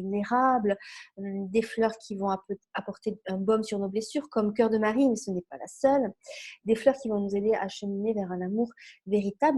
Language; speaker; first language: French; native; French